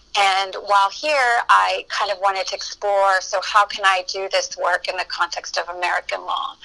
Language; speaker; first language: English; early bilingual, other home language; Spanish